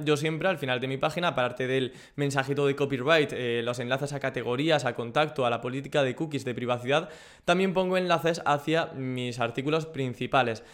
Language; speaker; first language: Spanish; native; Spanish